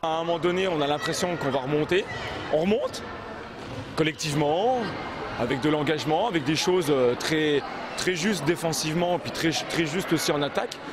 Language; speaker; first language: French; native; French